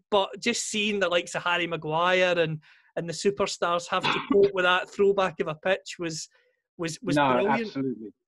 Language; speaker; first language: English; native; English